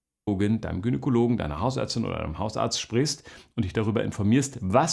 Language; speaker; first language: German; native; German